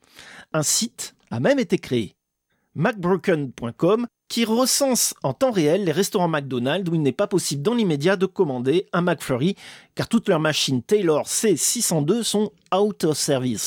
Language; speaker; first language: French; native; French